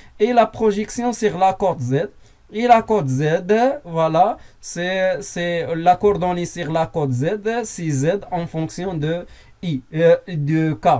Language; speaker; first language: French; non-native, local second language; Arabic